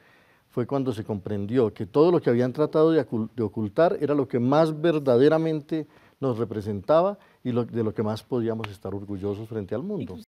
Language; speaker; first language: Spanish; native; Spanish